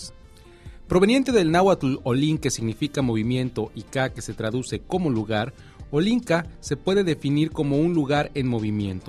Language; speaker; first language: Spanish; native; Spanish